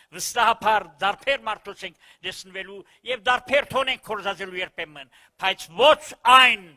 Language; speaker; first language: Armenian; early bilingual, heritage; Armenian